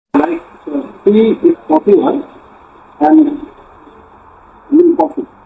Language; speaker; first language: English; non-native, learner; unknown